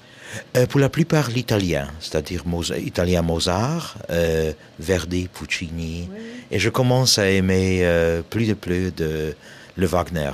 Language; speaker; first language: French; non-native, fluent; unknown